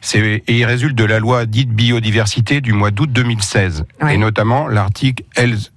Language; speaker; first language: French; native; French